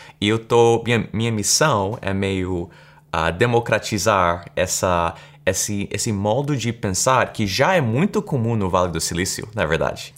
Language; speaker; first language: Portuguese; early bilingual, heritage; English